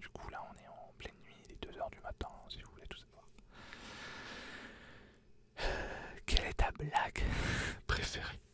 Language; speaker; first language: French; native; French